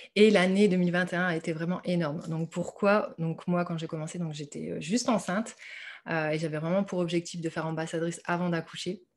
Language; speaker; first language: French; native; French